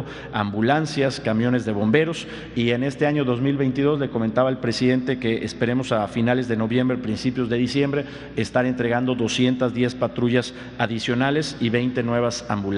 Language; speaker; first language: Spanish; native; Spanish